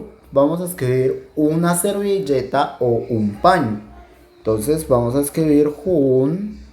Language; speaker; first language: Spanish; non-native, local second language; Kʼicheʼ